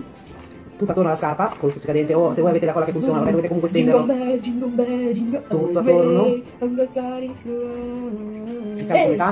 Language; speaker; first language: Italian; native; Italian